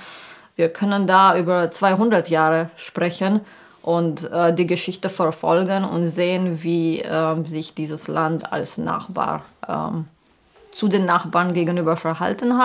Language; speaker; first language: German; non-native, fluent; Romanian